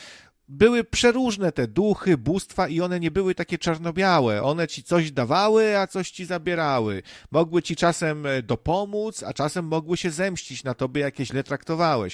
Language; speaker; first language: Polish; native; Polish